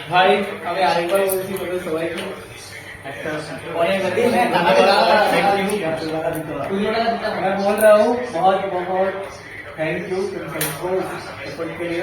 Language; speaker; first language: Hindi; non-native, local second language; Bangla